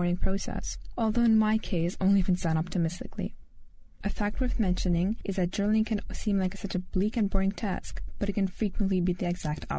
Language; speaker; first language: English; non-native, fluent; Lithuanian